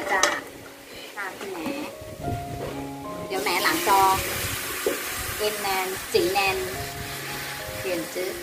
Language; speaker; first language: Vietnamese; non-native, learner; Thai